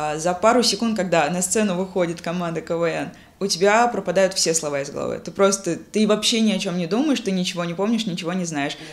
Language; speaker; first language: Russian; native; Russian